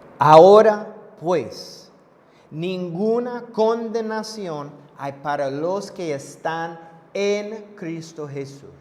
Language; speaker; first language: Spanish; non-native, fluent; English